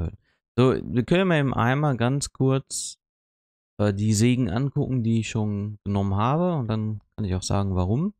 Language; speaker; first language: German; native; German